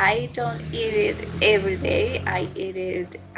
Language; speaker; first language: English; non-native, learner; Spanish